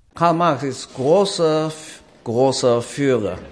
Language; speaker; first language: German; non-native, learner; Chinese